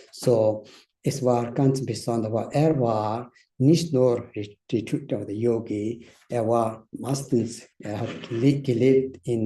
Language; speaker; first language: German; non-native, learner; Tibetan